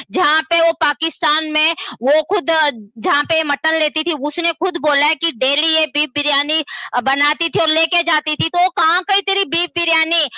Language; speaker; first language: Hindi; native; Hindi